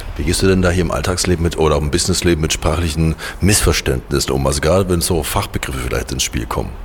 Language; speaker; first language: German; native; German